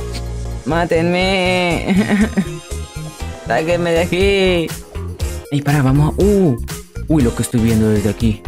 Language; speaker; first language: Spanish; native; Spanish